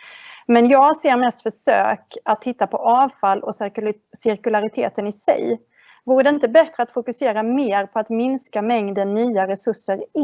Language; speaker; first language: Swedish; native; Swedish